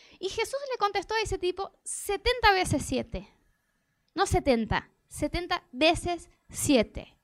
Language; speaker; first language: Spanish; non-native, fluent; Portuguese